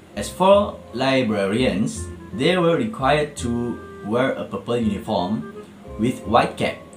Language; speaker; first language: English; non-native, local second language; Malay